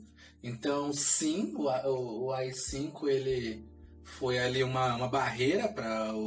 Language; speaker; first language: Portuguese; native; Portuguese